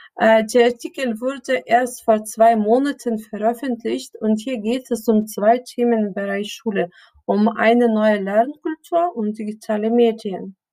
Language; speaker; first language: German; non-native, fluent; Lithuanian